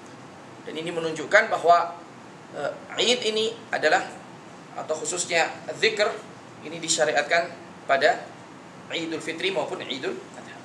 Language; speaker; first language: Indonesian; native; Indonesian